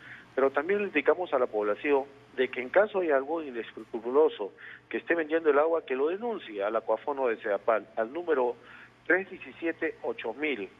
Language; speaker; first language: Spanish; native; Spanish